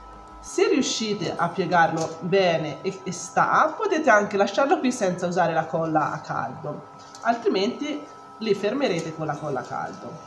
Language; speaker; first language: Italian; native; Italian